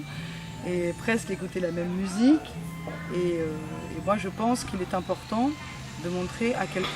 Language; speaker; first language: French; native; French